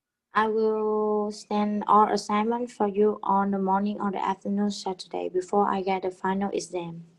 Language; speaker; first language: English; non-native, learner; Vietnamese